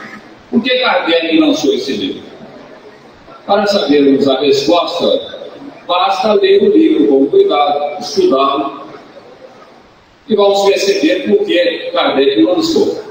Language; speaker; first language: Portuguese; native; Portuguese